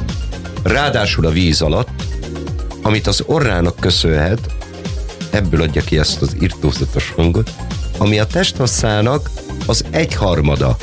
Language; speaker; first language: Hungarian; native; Hungarian